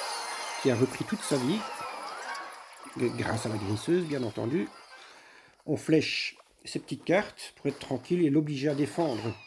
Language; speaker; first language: French; native; French